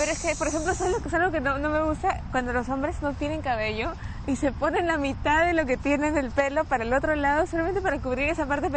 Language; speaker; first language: Spanish; native; Spanish